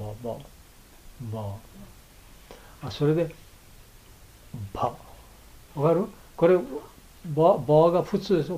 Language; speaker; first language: Japanese; non-native, learner; Bangla